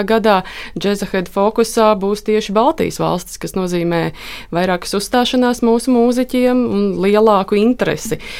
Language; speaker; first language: Latvian; native; Latvian